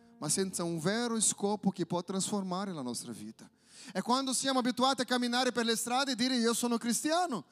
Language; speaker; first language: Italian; non-native, fluent; Portuguese